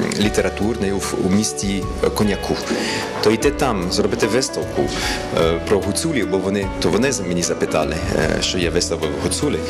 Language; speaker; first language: Ukrainian; early bilingual, heritage; Ukrainian